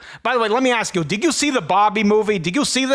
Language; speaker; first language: English; native; English